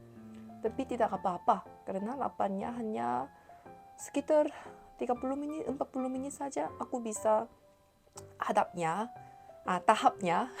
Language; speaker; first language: Indonesian; non-native, learner; Korean